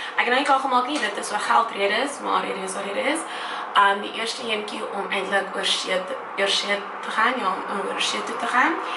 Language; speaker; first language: Afrikaans; native; Afrikaans